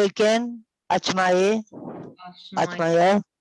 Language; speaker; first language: Turkish; non-native, learner; Spanish